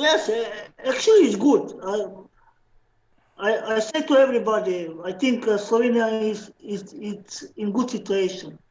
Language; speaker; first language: English; non-native, learner; Slovenian